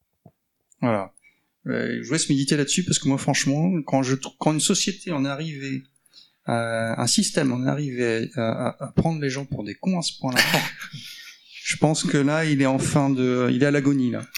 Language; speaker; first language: French; native; French